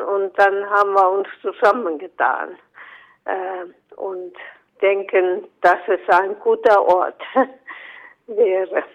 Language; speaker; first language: German; non-native, fluent; Finnish